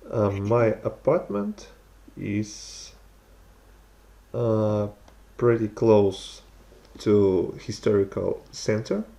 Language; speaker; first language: English; non-native, learner; Russian